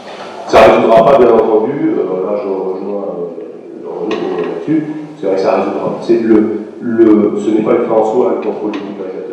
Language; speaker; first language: French; native; French